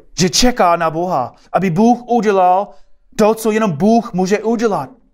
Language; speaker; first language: Czech; non-native, fluent; English